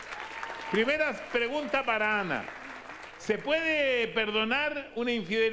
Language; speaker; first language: Spanish; native; Spanish